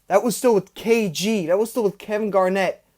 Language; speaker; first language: English; native; English